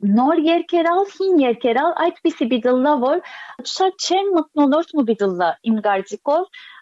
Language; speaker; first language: Armenian; early bilingual, heritage; Armenian